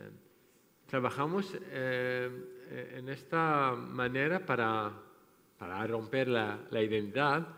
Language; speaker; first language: Spanish; non-native, fluent; French